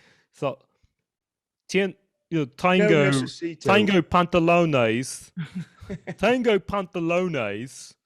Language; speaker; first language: Spanish; non-native, learner; English